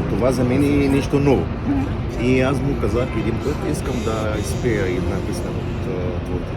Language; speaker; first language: Bulgarian; non-native, learner; Arabic